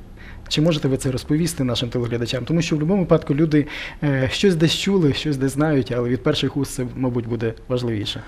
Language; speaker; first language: Ukrainian; native; Ukrainian